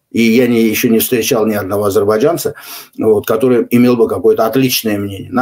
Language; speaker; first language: Russian; non-native, local second language; Azerbaijani